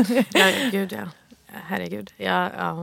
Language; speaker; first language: Swedish; early bilingual, other home language; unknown